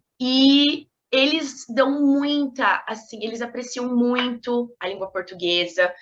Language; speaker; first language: Portuguese; native; Portuguese